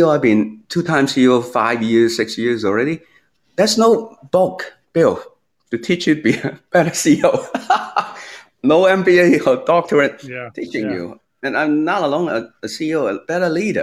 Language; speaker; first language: English; non-native, local second language; Cantonese